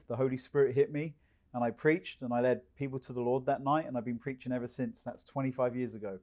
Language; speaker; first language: English; native; English